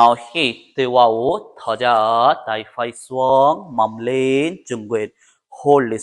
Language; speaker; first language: Vietnamese; non-native, learner; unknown